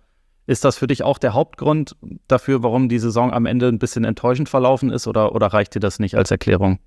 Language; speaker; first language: German; native; German